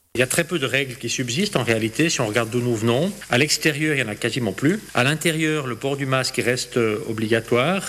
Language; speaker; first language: French; native; French